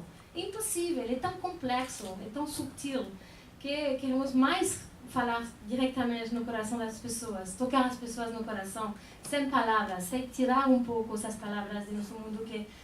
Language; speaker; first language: Portuguese; non-native, fluent; French